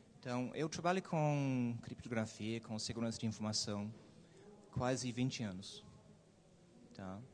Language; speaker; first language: Portuguese; non-native, fluent; English